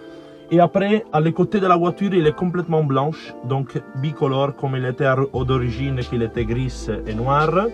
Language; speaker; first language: French; non-native, learner; Italian